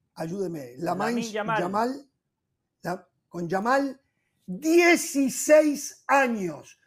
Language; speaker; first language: Spanish; native; Spanish